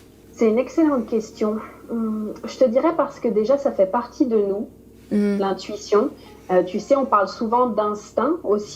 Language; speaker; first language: French; native; French